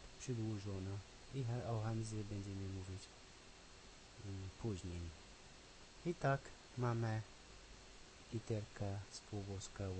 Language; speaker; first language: Polish; non-native, learner; Arabic